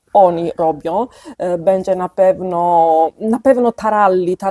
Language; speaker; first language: Polish; non-native, fluent; Italian